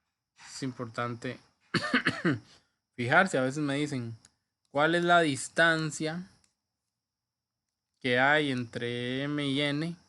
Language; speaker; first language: Spanish; native; Spanish